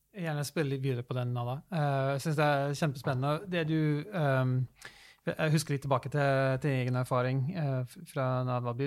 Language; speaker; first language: Norwegian; early bilingual, other home language; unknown